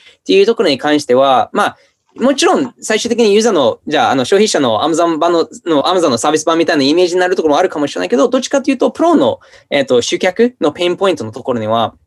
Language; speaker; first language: Japanese; non-native, fluent; English